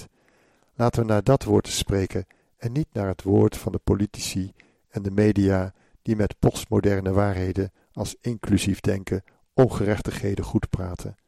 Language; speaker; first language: Dutch; native; Dutch